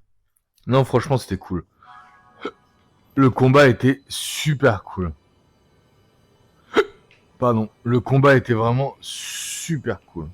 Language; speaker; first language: French; native; French